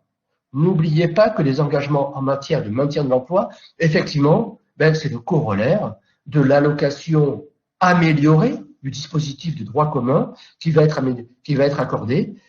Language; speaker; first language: French; native; French